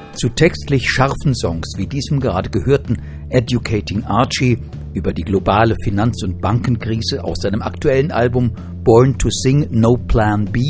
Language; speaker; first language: German; native; German